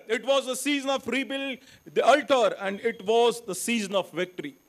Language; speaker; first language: English; non-native, local second language; Marathi